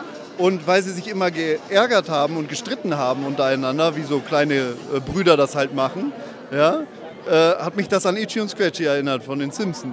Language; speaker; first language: German; native; German